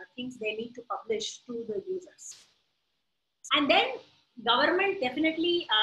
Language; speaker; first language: English; non-native, local second language; Hindi